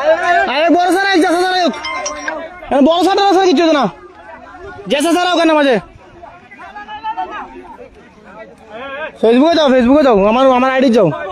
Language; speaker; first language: Hindi; non-native, learner; Bangla